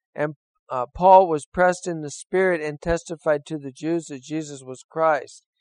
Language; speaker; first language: English; native; English